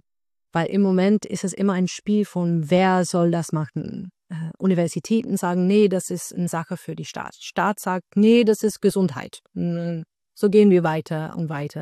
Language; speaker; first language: German; non-native, fluent; Dutch